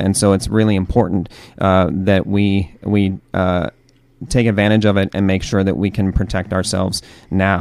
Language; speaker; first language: English; native; English